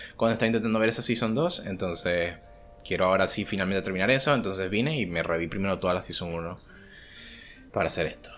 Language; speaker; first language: Spanish; native; Spanish